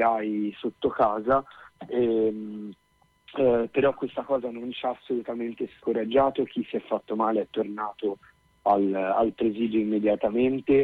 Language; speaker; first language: Italian; native; Italian